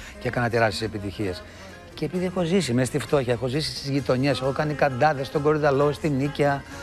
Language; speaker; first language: Greek; early bilingual, heritage; Greek